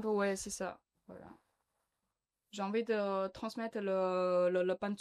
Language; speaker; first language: French; non-native, learner; Chinese